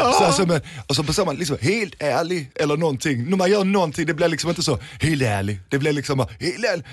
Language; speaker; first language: Swedish; early bilingual, other home language; Danish